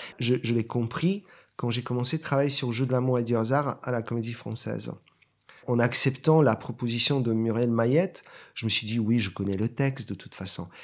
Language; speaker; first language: French; non-native, fluent; Bulgarian